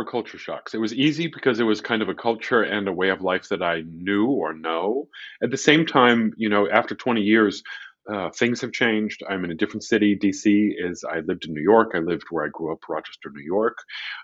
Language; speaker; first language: English; native; English